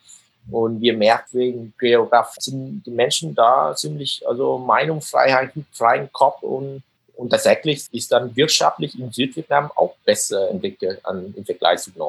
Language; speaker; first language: German; non-native, fluent; Vietnamese